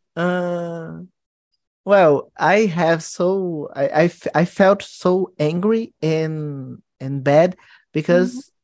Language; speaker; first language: English; non-native, fluent; Portuguese